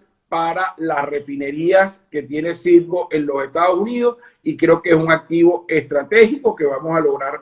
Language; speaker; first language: Spanish; native; Spanish